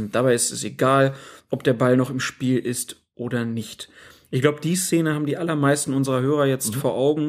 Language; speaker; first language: German; native; German